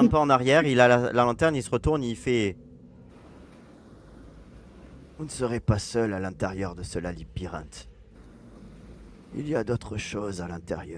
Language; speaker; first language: French; native; French